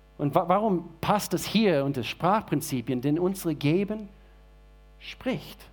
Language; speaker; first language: German; non-native, fluent; English